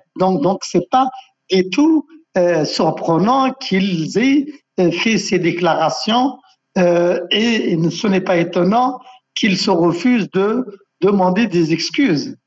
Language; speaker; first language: French; non-native, local second language; Arabic